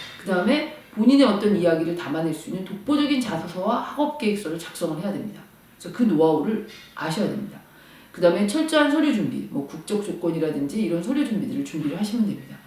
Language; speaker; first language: Korean; native; Korean